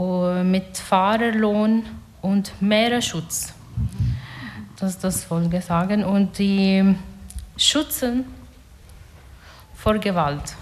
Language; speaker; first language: German; non-native, learner; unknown